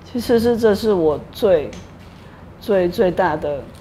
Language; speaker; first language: Chinese; native; Chinese